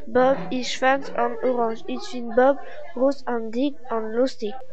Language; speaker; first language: German; non-native, learner; French